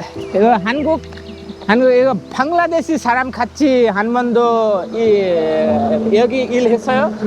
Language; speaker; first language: Korean; non-native, learner; Bangla